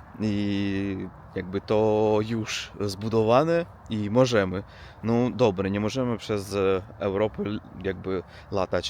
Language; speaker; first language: Polish; non-native, learner; Russian